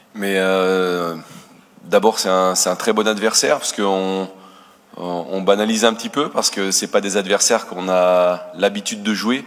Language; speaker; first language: French; native; French